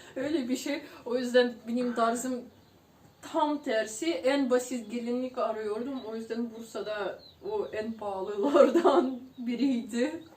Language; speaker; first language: Turkish; non-native, fluent; Ukrainian